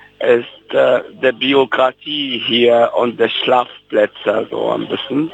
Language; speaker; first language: German; non-native, fluent; Arabic